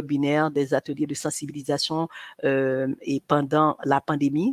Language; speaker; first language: French; non-native, local second language; Haitian Creole